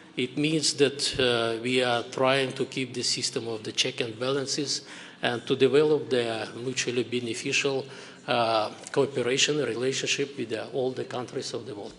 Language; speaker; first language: English; non-native, fluent; Kazakh